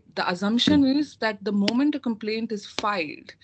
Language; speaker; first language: English; non-native, local second language; Hindi